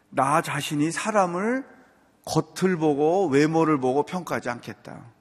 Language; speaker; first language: Korean; native; Korean